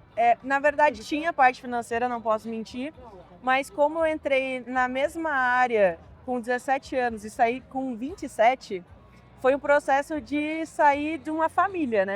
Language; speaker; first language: Portuguese; native; Portuguese